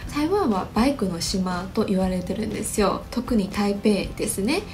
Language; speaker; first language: Japanese; non-native, fluent; Chinese